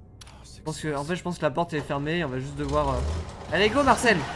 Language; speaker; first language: French; native; French